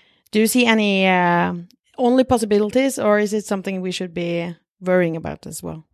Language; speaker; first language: English; non-native, fluent; Norwegian